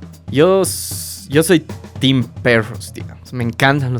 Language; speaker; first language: Spanish; native; Spanish